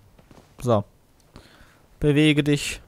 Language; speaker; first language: German; native; German